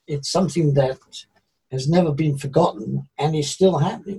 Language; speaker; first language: English; native; English